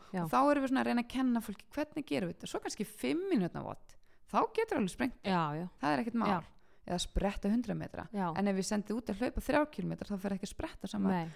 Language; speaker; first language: Icelandic; early bilingual, heritage; Icelandic